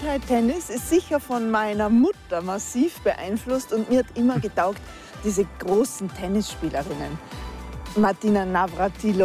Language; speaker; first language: German; native; German